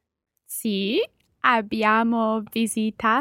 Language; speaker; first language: Italian; non-native, learner; English